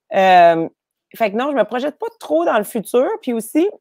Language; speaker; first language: French; native; French